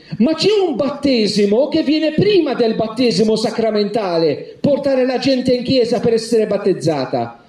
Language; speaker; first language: Italian; non-native, fluent; Maltese